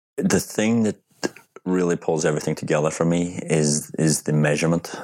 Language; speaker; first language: English; native; English